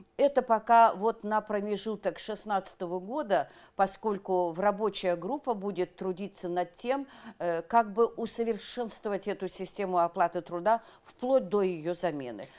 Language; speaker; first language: Russian; native; Russian